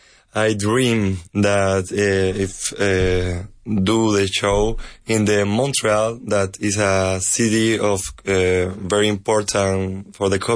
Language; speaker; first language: English; non-native, learner; Spanish